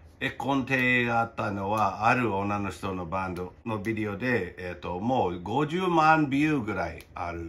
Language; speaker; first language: Japanese; non-native, fluent; English